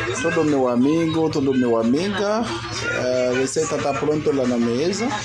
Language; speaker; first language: Portuguese; non-native, learner; Haitian Creole